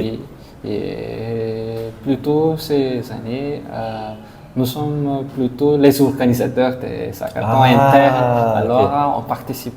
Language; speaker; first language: French; non-native, local second language; Malagasy